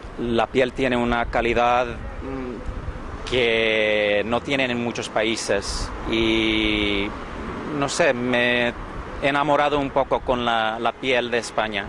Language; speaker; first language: Spanish; early bilingual, heritage; English